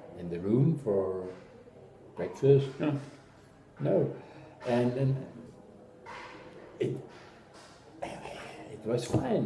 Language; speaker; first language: English; non-native, learner; German